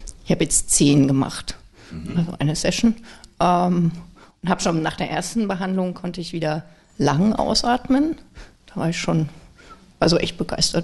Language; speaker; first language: German; native; German